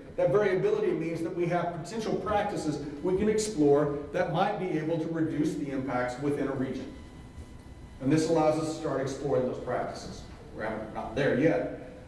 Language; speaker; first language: English; native; English